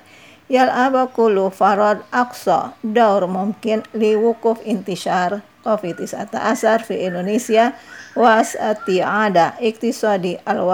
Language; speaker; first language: Arabic; non-native, fluent; Indonesian